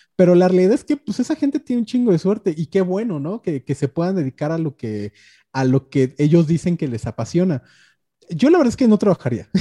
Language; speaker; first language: Spanish; native; Spanish